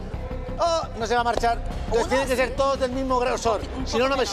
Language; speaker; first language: Spanish; native; Spanish